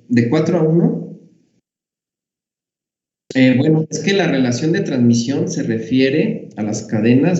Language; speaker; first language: Spanish; native; Spanish